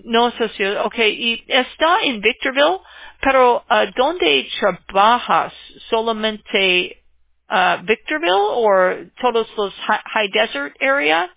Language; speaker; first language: Spanish; non-native, learner; English